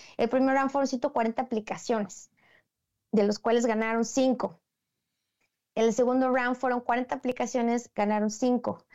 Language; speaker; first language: Spanish; native; Spanish